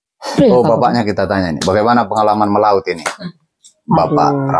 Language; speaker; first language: Indonesian; native; Indonesian